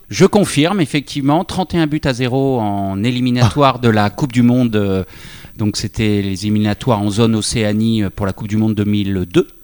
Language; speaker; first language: French; native; French